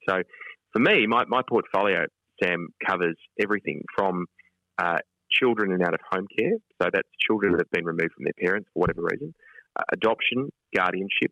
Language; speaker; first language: English; native; English